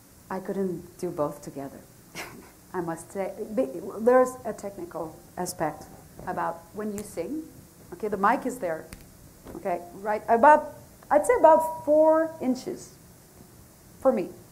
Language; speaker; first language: English; non-native, fluent; French